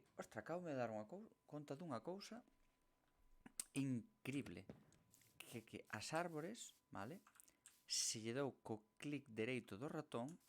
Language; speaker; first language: Galician; non-native, local second language; Spanish